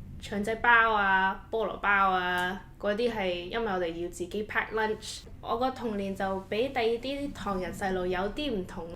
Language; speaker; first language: Cantonese; early bilingual, heritage; Cantonese